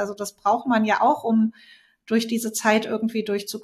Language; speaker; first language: German; native; German